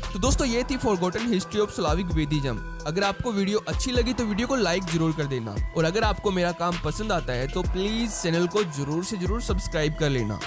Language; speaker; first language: Hindi; native; Hindi